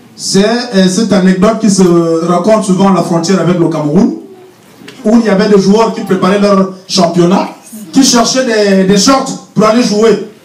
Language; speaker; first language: French; non-native, local second language; Fang